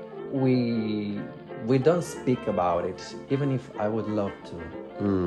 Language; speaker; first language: English; non-native, fluent; Italian